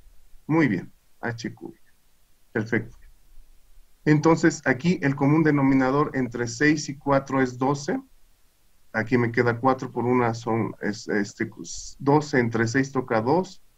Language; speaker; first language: Spanish; native; Spanish